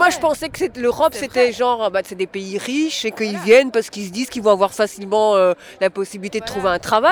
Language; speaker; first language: French; native; French